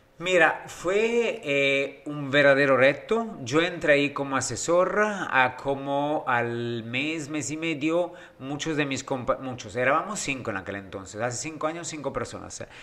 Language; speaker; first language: Spanish; non-native, fluent; Italian